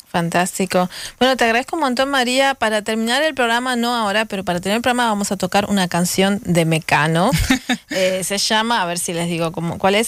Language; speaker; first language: Spanish; native; Spanish